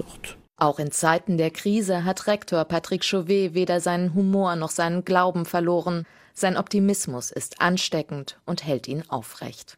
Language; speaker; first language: German; native; German